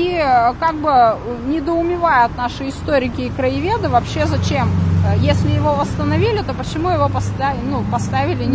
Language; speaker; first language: Russian; native; Russian